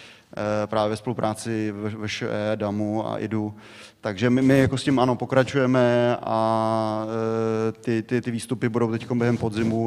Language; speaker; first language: Czech; native; Czech